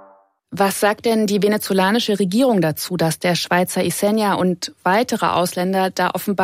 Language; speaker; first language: German; native; German